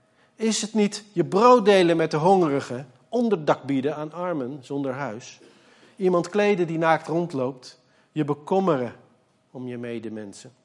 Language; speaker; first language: Dutch; native; Dutch